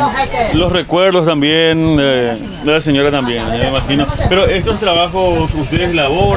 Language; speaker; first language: Spanish; native; Spanish